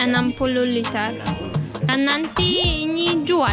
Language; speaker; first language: Indonesian; non-native, learner; Polish